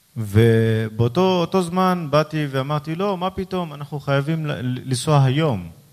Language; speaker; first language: Hebrew; early bilingual, other home language; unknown